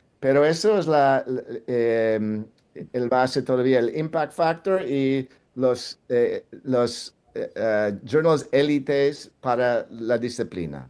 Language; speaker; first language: Spanish; non-native, fluent; English